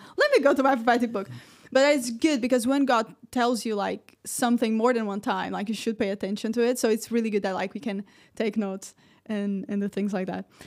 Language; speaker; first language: English; non-native, fluent; Portuguese